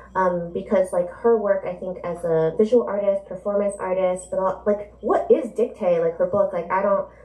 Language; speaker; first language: English; native; English